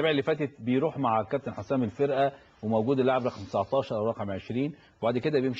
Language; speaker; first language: Arabic; native; Arabic